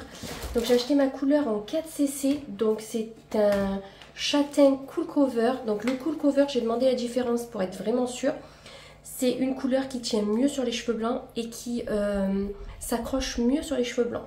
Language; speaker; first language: French; native; French